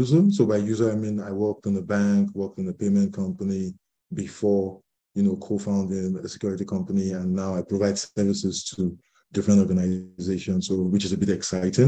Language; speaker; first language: English; non-native, local second language; Yoruba